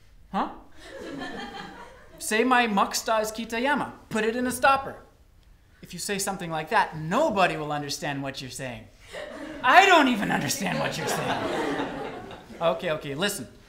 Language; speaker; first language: English; native; English